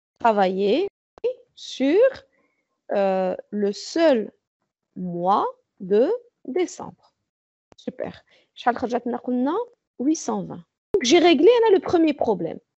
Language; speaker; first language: French; non-native, local second language; Arabic